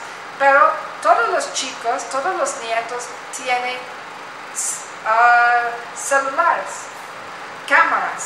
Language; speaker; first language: Spanish; non-native, learner; English